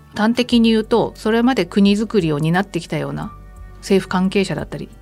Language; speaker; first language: Japanese; native; Japanese